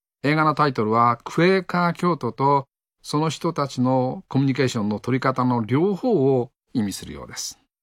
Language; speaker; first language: Japanese; native; Japanese